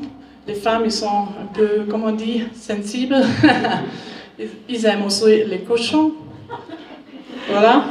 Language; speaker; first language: French; non-native, learner; German